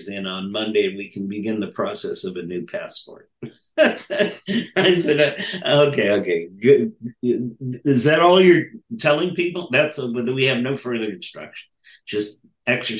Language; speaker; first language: English; native; English